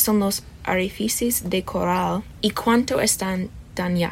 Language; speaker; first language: Spanish; non-native, learner; English